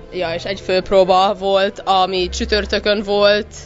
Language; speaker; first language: Hungarian; early bilingual, heritage; Hungarian